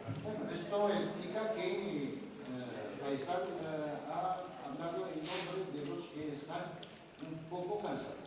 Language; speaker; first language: Spanish; non-native, fluent; Arabic